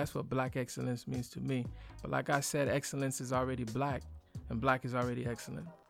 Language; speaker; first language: English; native; English